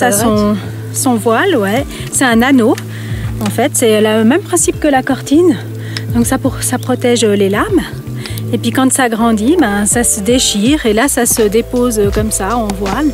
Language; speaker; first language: French; native; French